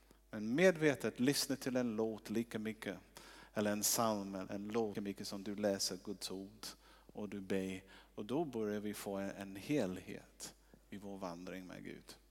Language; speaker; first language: Swedish; non-native, fluent; English